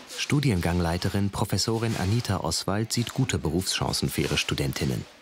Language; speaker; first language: German; native; German